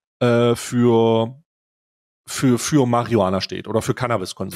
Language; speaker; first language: German; native; German